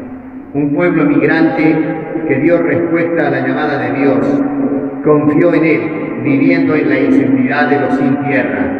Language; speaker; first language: Spanish; native; Spanish